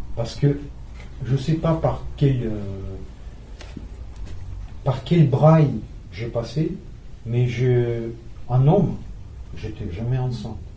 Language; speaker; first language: French; non-native, fluent; Russian